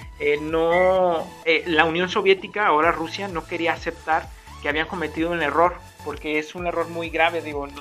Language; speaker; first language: Spanish; native; Spanish